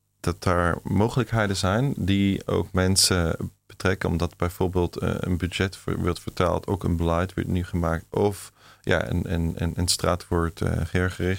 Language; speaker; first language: Dutch; non-native, fluent; German